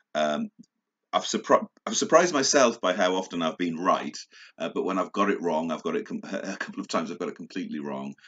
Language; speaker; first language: English; native; English